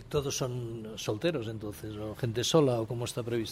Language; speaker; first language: Spanish; native; Spanish